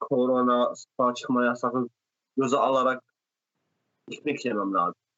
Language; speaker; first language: Turkish; non-native, fluent; Arabic